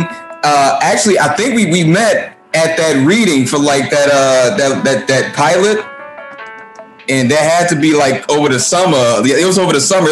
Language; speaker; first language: English; native; English